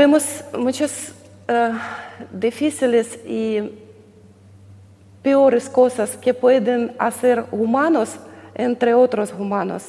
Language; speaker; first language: Spanish; non-native, learner; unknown